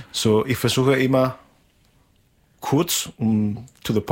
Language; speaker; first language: German; non-native, fluent; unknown